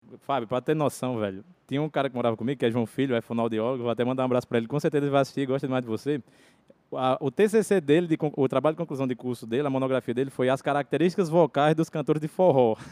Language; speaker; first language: Portuguese; native; Portuguese